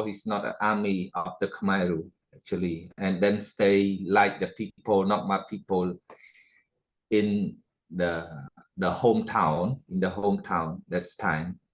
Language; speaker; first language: English; non-native, learner; Khmer